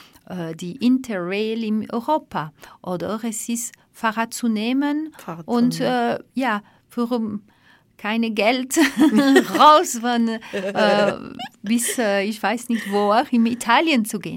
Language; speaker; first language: German; non-native, fluent; Dutch